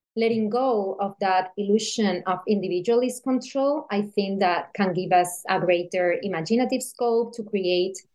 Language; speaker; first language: English; non-native, fluent; Spanish